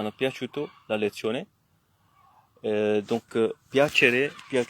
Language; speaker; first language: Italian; non-native, learner; French